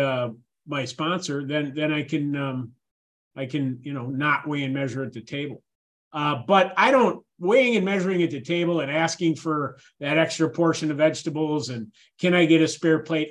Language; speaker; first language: English; native; English